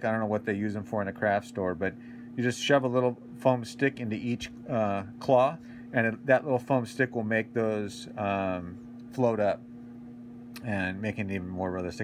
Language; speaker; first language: English; native; English